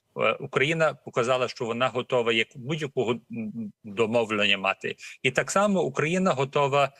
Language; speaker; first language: Ukrainian; early bilingual, heritage; Ukrainian